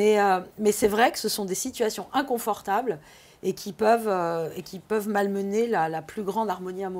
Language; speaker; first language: French; native; French